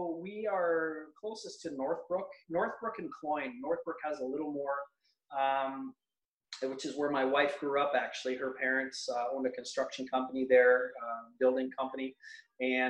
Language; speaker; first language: English; native; English